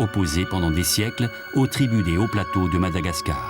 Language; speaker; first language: French; native; French